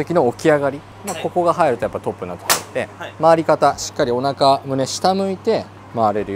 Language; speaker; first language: Japanese; native; Japanese